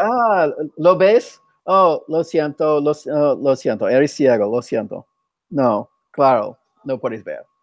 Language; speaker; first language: Spanish; non-native, fluent; English